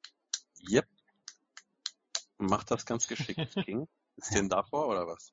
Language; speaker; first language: German; native; German